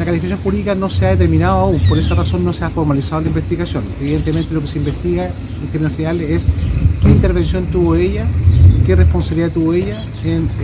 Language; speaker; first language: Spanish; native; Spanish